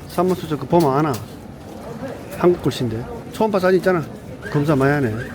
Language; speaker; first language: Korean; native; Korean